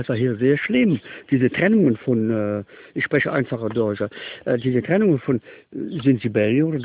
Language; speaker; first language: German; non-native, local second language; Luxembourgish